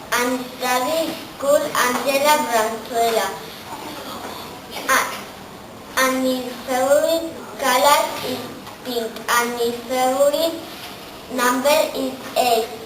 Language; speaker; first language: English; non-native, learner; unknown